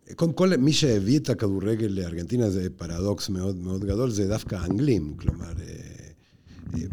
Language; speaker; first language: Hebrew; non-native, fluent; Spanish